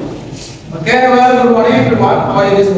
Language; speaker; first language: English; non-native, learner; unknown